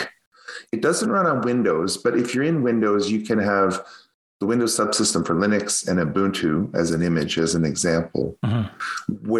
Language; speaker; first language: English; native; English